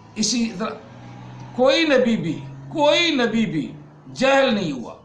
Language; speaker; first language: Urdu; native; Urdu